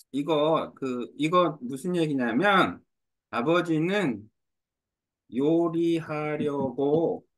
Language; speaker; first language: Korean; native; Korean